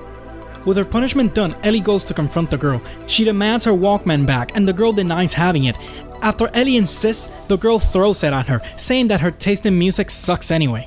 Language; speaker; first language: English; native; English